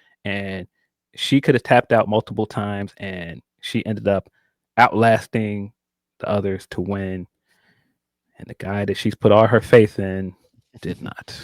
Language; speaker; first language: English; native; English